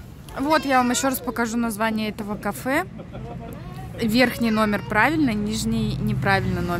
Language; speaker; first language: Russian; native; Russian